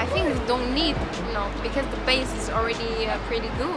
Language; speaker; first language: English; non-native, fluent; Chinese